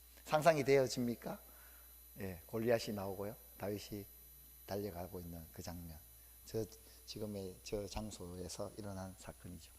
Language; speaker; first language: Korean; native; Korean